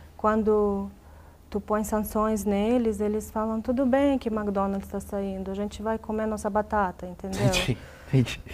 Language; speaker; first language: Portuguese; non-native, fluent; Russian